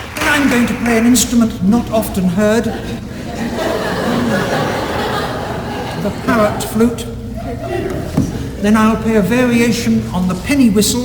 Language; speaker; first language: English; native; English